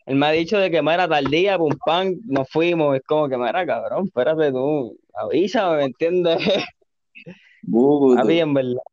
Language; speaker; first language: Spanish; native; Spanish